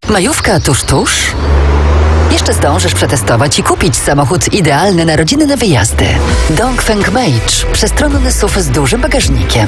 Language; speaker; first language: Polish; native; Polish